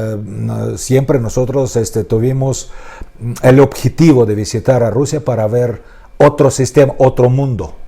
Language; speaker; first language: Spanish; non-native, fluent; Russian